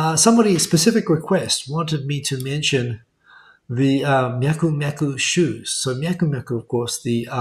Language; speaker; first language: English; native; English